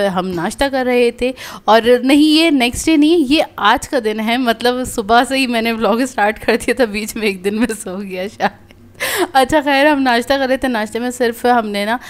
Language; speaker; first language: Hindi; native; Hindi